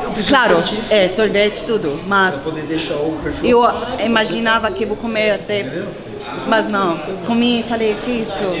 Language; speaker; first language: Portuguese; non-native, fluent; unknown